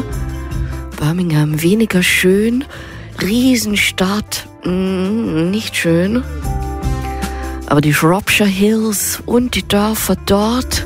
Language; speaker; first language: German; native; German